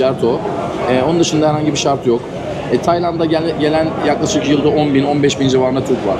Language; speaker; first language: Turkish; native; Turkish